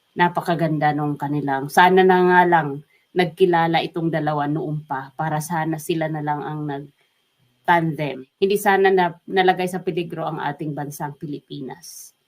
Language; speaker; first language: Filipino; non-native, local second language; Waray